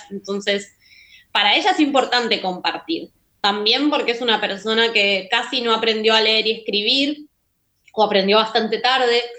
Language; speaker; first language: Spanish; native; Spanish